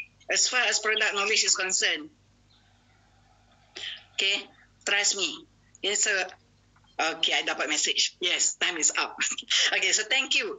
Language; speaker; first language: English; non-native, local second language; Malay